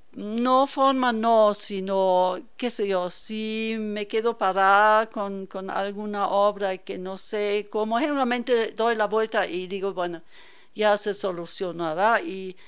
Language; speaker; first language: Spanish; non-native, fluent; German